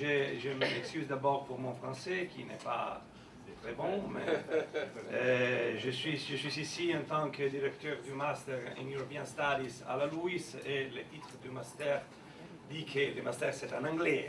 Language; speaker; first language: French; non-native, fluent; Italian